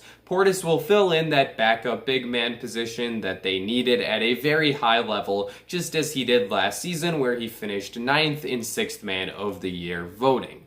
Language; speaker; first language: English; native; English